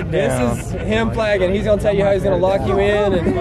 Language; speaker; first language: English; native; English